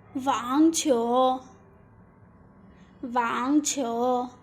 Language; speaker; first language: Chinese; non-native, fluent; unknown